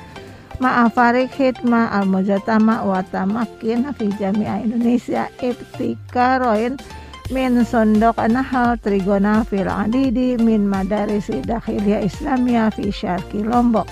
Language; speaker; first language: Arabic; non-native, learner; Indonesian